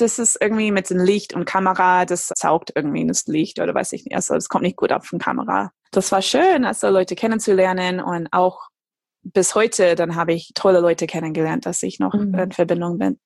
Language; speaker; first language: German; non-native, fluent; English